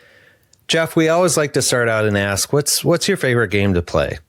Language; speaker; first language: English; native; English